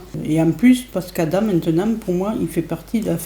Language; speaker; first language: French; native; French